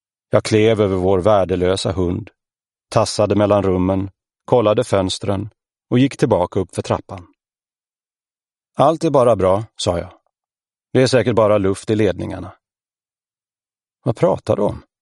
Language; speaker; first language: Swedish; native; Swedish